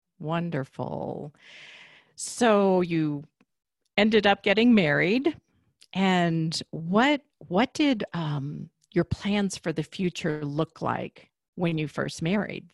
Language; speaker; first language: English; native; English